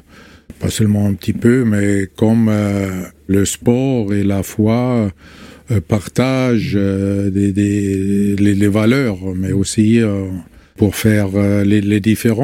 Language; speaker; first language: French; non-native, fluent; German